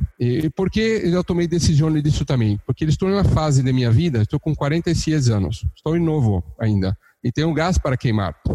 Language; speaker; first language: Portuguese; native; Portuguese